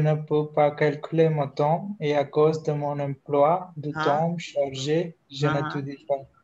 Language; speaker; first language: French; non-native, learner; Hindi